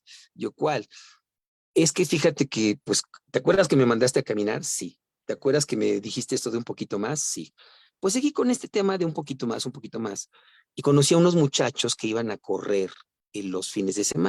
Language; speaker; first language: Spanish; native; Spanish